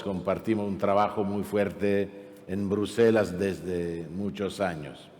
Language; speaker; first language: Spanish; non-native, fluent; Italian